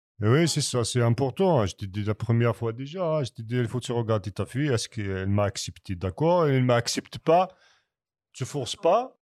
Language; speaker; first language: French; non-native, learner; Kabyle